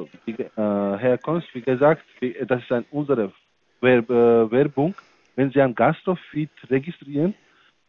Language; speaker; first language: German; non-native, fluent; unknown